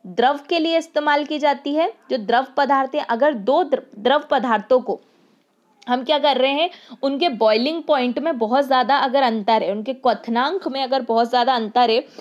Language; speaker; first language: Hindi; native; Hindi